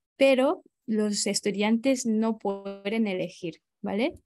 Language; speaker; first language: Spanish; non-native, fluent; Japanese